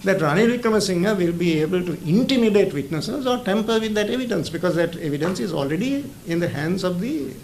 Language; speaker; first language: English; non-native, local second language; Sinhala